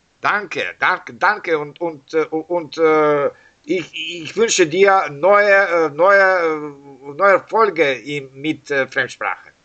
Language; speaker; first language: German; non-native, learner; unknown